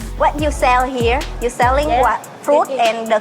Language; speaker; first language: English; non-native, learner; Vietnamese